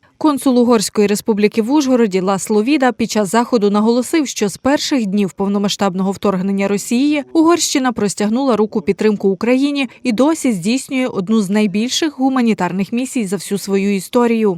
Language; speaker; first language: Ukrainian; native; Ukrainian